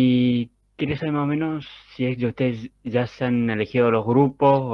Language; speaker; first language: Spanish; native; Spanish